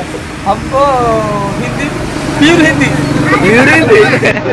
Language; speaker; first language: Hindi; non-native, local second language; Odia